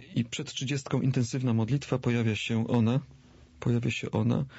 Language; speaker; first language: Polish; native; Polish